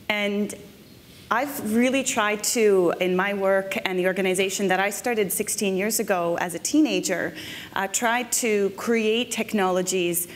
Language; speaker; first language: English; native; English